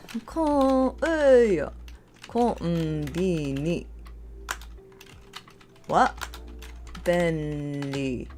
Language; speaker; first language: Japanese; non-native, learner; English